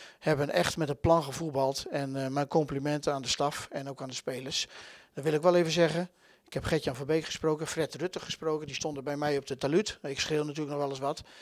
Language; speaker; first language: Dutch; native; Dutch